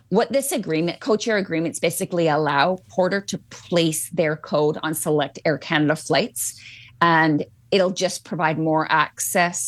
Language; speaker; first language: English; native; English